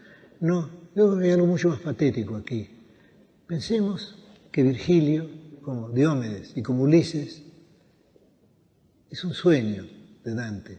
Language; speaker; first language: Spanish; native; Spanish